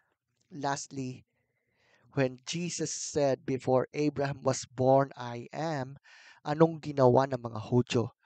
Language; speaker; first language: Filipino; native; Filipino